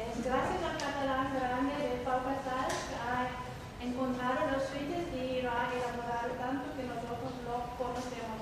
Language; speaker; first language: Spanish; non-native, fluent; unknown